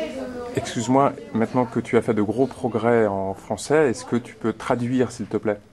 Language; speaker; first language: French; native; French